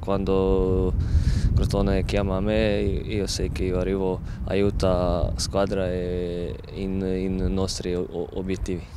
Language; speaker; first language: Italian; non-native, learner; Croatian